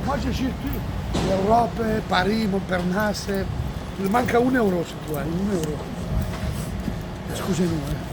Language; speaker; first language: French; non-native, learner; Italian